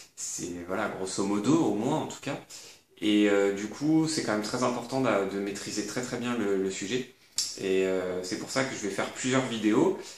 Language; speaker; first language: French; native; French